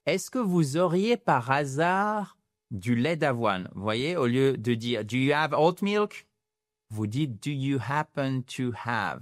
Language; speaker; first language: French; native; French